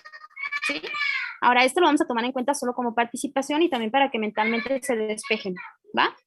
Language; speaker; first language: Spanish; native; Spanish